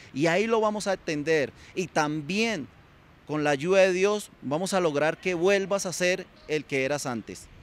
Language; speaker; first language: Spanish; native; Spanish